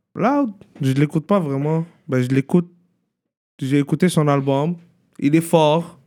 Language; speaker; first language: French; early bilingual, other home language; Arabic